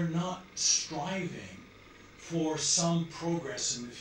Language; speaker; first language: English; native; English